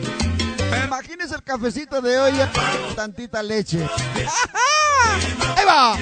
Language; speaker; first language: Spanish; native; Spanish